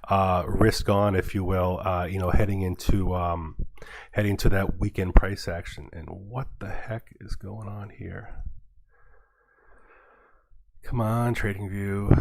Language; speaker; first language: English; native; English